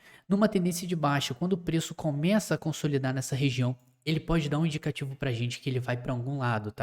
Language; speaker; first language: Portuguese; native; Portuguese